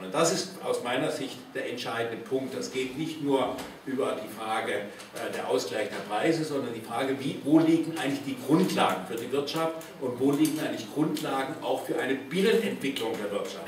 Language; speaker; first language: German; native; German